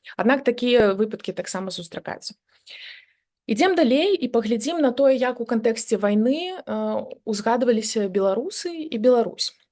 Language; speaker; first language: Belarusian; native; Belarusian